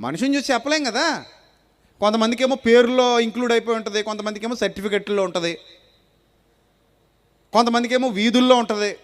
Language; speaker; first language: Telugu; native; Telugu